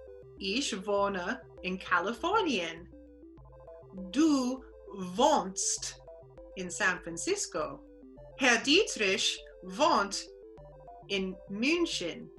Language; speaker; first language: German; non-native, learner; English